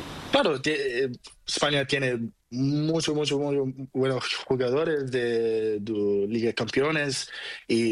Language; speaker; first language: Spanish; non-native, learner; Portuguese